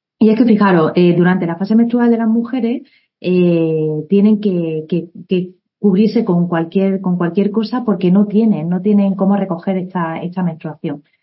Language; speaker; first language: Spanish; native; Spanish